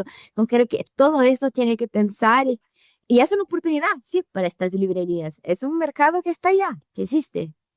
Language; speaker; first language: Spanish; non-native, fluent; Portuguese